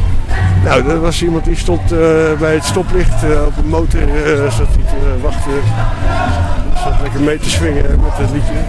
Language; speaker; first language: Dutch; native; Dutch